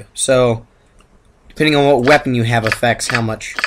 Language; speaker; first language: English; native; English